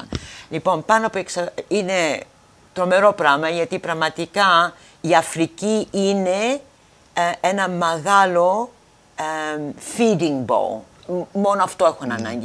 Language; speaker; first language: Greek; early bilingual, heritage; Greek